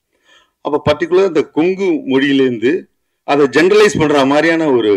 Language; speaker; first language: Tamil; native; Tamil